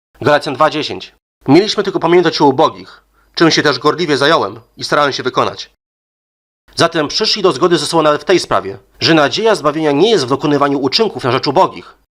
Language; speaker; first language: Polish; native; Polish